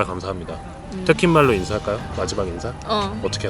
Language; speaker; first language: Korean; native; Korean